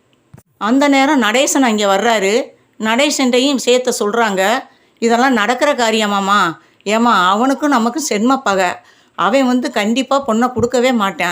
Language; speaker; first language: Tamil; native; Tamil